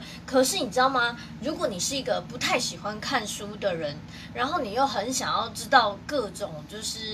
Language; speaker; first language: Chinese; native; Chinese